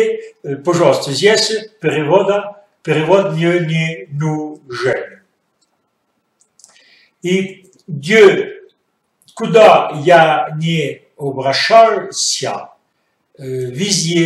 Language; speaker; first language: Russian; non-native, fluent; French